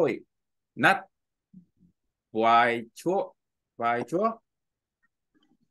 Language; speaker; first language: Vietnamese; non-native, learner; Korean